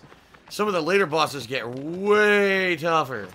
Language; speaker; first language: English; native; English